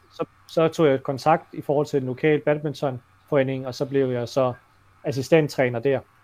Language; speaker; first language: Danish; native; Danish